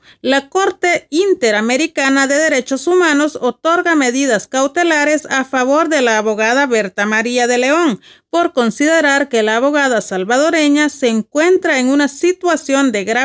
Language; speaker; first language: Spanish; native; Spanish